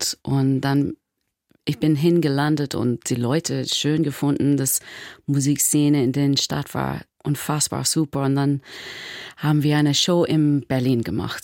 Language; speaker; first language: German; non-native, learner; English